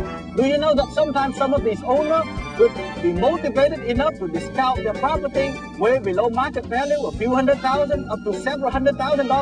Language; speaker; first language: English; non-native, fluent; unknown